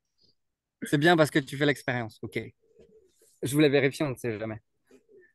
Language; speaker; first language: French; native; French